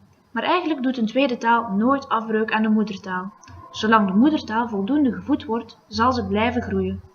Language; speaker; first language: Dutch; native; Dutch